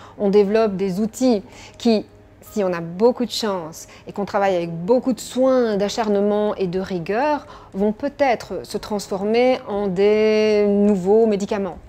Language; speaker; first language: French; native; French